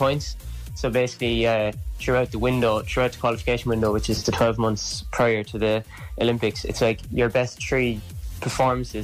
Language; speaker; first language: English; native; English